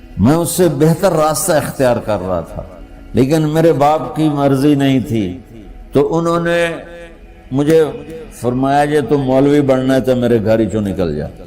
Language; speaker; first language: Urdu; non-native, local second language; Punjabi